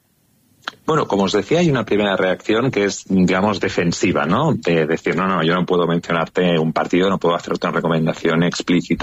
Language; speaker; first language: Spanish; native; Spanish